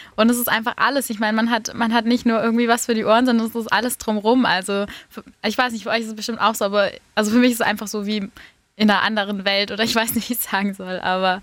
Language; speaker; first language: German; native; German